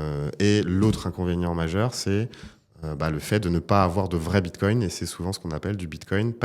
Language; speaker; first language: French; native; French